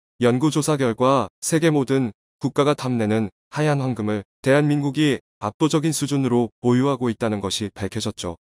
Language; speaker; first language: Korean; native; Korean